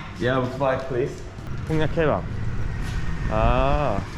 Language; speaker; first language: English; non-native, learner; Korean